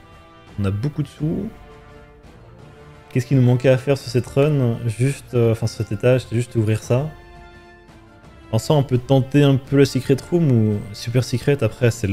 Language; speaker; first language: French; native; French